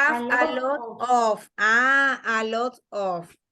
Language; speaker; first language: English; non-native, learner; Spanish